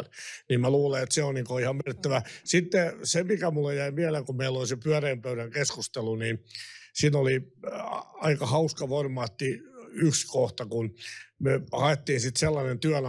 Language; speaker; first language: Finnish; native; Finnish